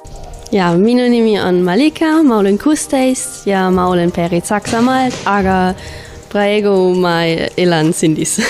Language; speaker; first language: Estonian; non-native, learner; German